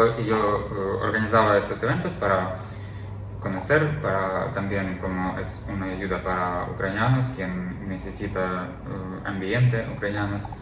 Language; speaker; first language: Spanish; non-native, learner; Ukrainian